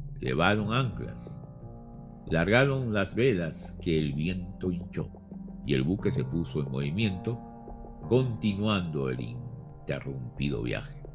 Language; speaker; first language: Spanish; native; Spanish